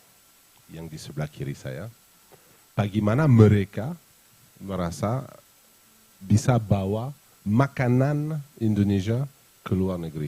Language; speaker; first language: Indonesian; non-native, fluent; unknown